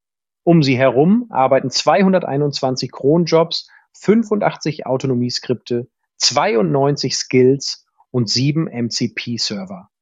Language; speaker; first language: German; native; German